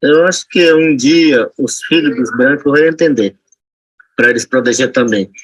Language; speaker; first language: Portuguese; non-native, local second language; Yanomámi